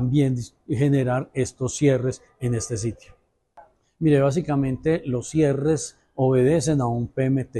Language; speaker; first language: Spanish; native; Spanish